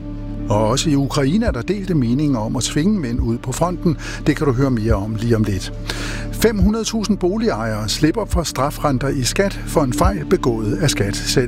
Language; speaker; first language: Danish; native; Danish